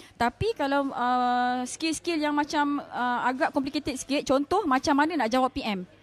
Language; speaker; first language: Malay; native; Malay